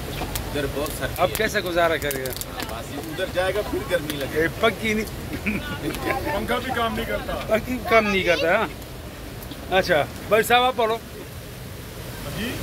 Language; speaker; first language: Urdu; non-native, local second language; Pashto